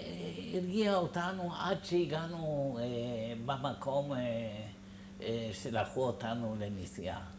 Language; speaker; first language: Hebrew; non-native, fluent; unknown